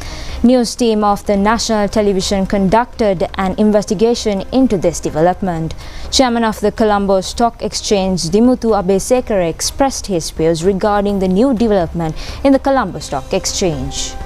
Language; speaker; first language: English; non-native, local second language; Sinhala